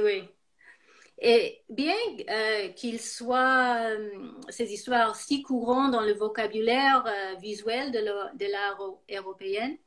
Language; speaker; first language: French; non-native, fluent; English